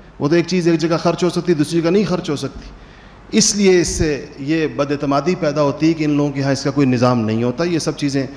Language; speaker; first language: Urdu; native; Urdu